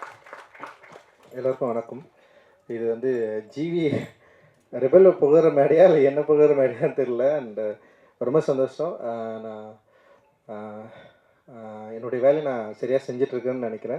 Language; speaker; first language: Tamil; native; Tamil